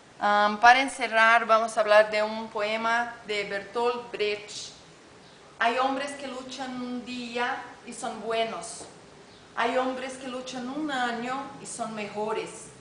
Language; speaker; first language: Spanish; non-native, learner; Portuguese